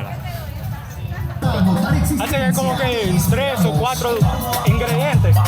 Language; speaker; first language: Spanish; non-native, learner; English